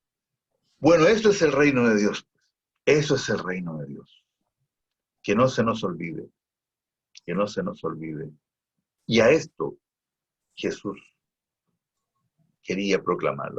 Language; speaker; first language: Spanish; native; Spanish